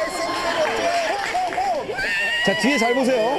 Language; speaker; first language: Korean; native; Korean